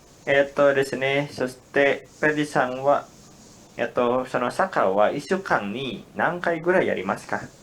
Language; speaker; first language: Japanese; non-native, learner; Indonesian